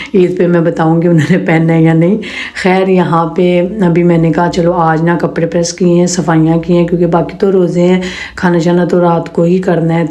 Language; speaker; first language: Urdu; non-native, local second language; Punjabi